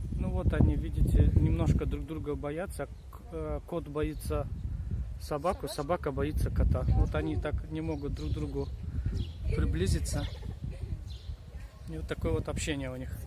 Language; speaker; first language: Russian; non-native, local second language; Kyrgyz